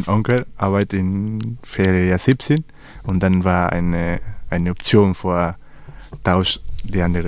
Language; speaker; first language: German; non-native, learner; Spanish